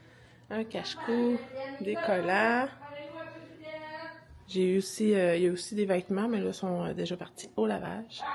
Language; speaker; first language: French; native; French